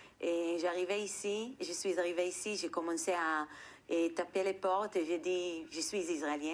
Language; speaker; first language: French; non-native, fluent; Hebrew